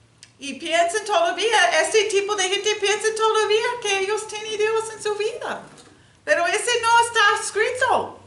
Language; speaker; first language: Spanish; non-native, learner; English